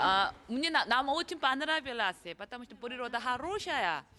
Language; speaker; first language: Russian; non-native, fluent; Korean